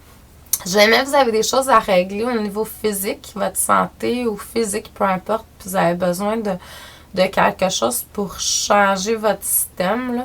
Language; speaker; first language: French; native; French